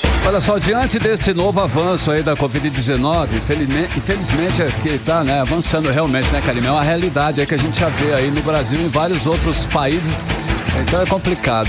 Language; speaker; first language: Portuguese; native; Portuguese